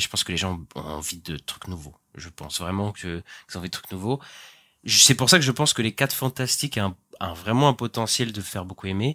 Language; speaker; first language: French; native; French